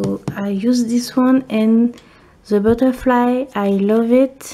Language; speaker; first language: English; non-native, learner; French